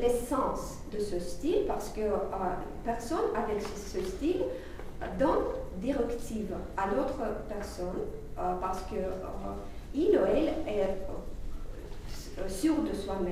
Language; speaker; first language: French; non-native, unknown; Russian